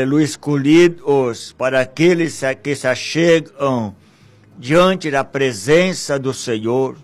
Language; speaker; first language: Portuguese; native; Portuguese